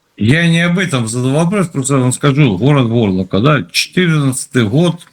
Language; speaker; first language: Russian; native; Russian